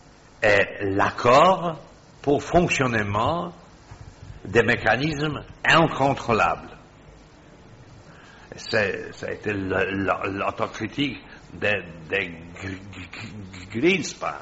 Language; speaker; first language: French; non-native, fluent; Polish